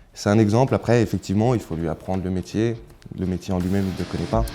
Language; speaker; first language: French; native; French